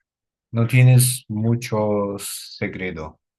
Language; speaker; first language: Spanish; non-native, learner; Portuguese